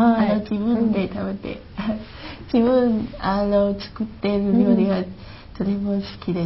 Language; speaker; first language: Japanese; non-native, learner; Chinese